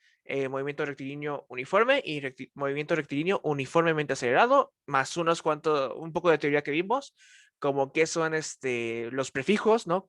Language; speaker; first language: Spanish; native; Spanish